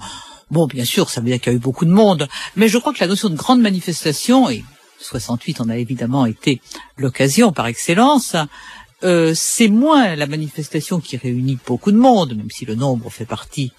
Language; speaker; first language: French; native; French